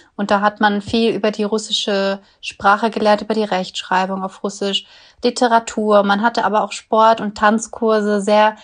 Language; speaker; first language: German; early bilingual, other home language; Russian